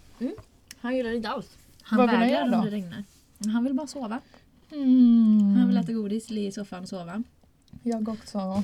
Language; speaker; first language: Swedish; native; Swedish